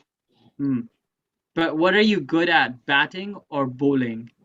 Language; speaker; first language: English; non-native, local second language; Urdu